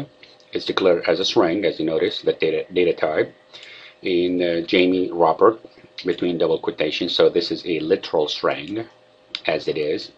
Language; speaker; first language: English; non-native, fluent; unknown